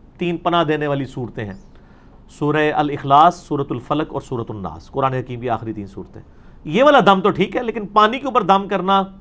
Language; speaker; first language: Urdu; native; Urdu